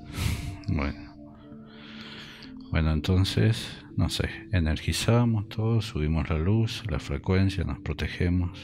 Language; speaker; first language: Spanish; native; Spanish